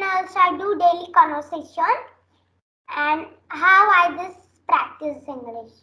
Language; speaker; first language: English; non-native, learner; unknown